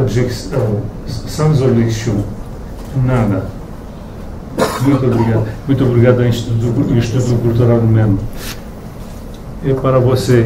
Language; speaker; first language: Portuguese; non-native, learner; Romanian